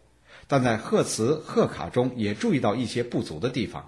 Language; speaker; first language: Chinese; native; Chinese